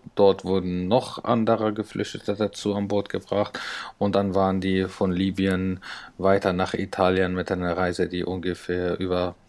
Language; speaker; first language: German; non-native, fluent; Arabic